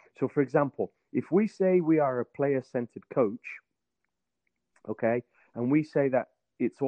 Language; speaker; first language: English; native; English